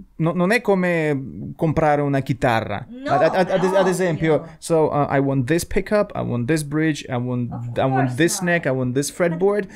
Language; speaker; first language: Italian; non-native, fluent; Russian